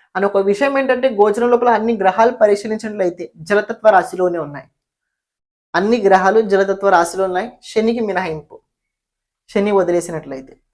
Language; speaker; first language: Telugu; non-native, local second language; Marathi